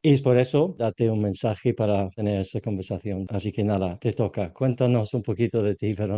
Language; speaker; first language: Spanish; non-native, learner; English